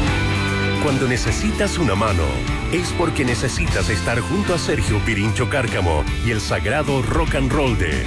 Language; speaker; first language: Spanish; native; Spanish